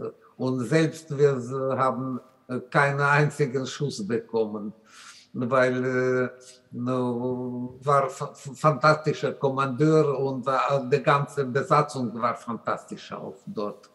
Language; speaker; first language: German; non-native, learner; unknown